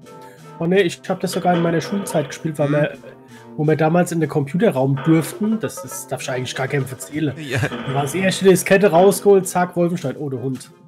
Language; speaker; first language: German; native; German